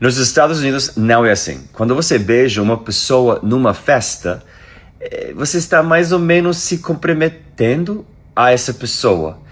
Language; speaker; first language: Portuguese; non-native, fluent; English